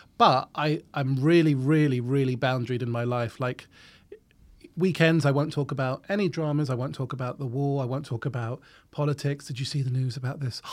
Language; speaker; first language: English; native; English